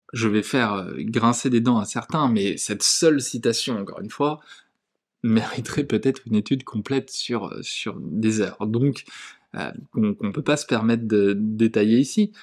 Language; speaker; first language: French; native; French